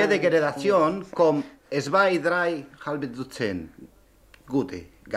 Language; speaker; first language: German; non-native, learner; Spanish